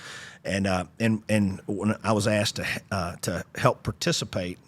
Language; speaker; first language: English; native; English